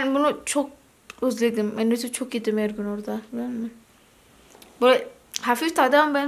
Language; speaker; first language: Turkish; non-native, learner; Indonesian